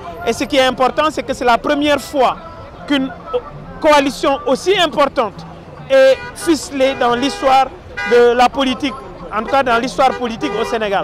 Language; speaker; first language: French; non-native, local second language; Wolof